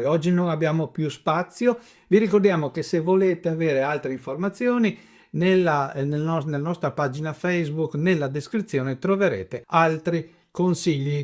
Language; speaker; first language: Italian; native; Italian